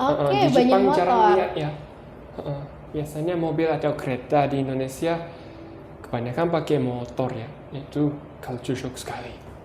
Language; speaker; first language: Indonesian; non-native, learner; Japanese